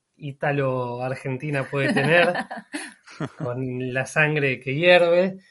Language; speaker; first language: Spanish; native; Spanish